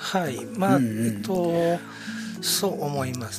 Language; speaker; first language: Japanese; non-native, fluent; Italian